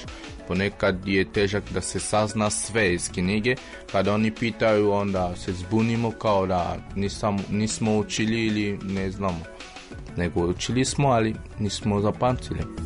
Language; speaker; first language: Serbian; non-native, learner; French